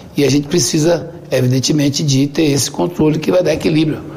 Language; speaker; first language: Portuguese; native; Portuguese